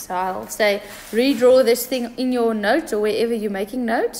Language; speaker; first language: English; non-native, local second language; Afrikaans